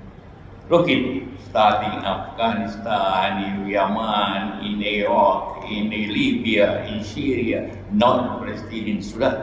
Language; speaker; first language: English; non-native, learner; Indonesian